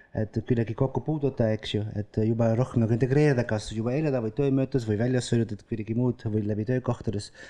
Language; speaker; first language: Estonian; non-native, fluent; Dutch